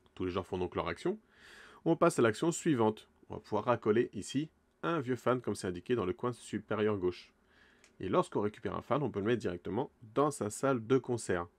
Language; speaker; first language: French; native; French